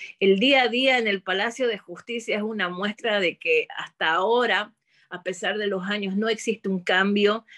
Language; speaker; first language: Spanish; native; Spanish